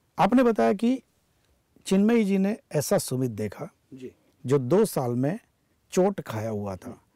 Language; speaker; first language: Hindi; non-native, local second language; Gujarati